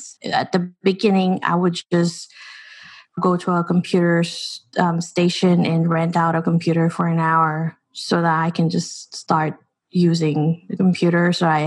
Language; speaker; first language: English; non-native, local second language; Filipino